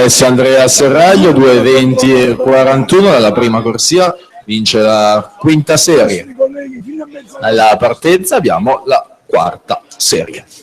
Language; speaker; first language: Italian; native; Italian